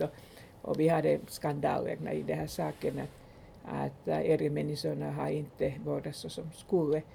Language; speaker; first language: Swedish; non-native, local second language; Finnish